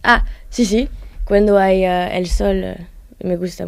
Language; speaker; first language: Spanish; non-native, learner; French